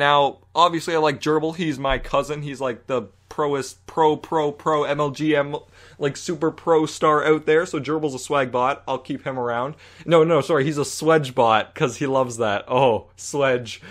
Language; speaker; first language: English; native; English